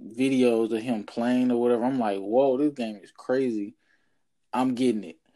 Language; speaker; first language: English; native; English